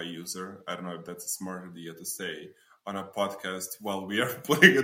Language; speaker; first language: English; non-native, fluent; Slovenian